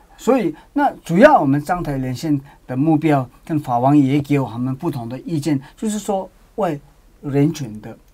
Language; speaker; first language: Chinese; non-native, learner; Tibetan